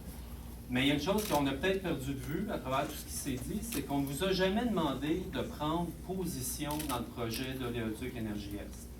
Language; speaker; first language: French; native; French